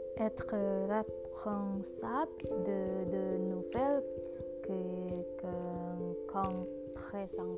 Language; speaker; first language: French; non-native, learner; Indonesian